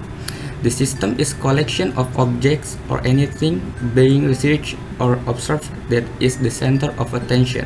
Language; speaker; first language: English; non-native, learner; Indonesian